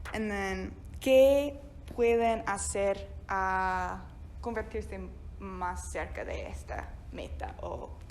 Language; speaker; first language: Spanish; non-native, fluent; English